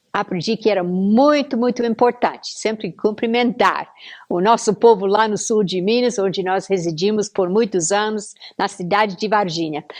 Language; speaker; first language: Portuguese; non-native, fluent; English